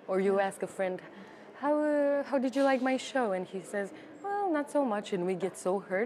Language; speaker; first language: English; non-native, fluent; Romanian